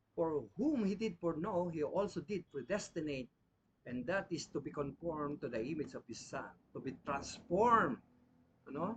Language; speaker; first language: English; non-native, local second language; Filipino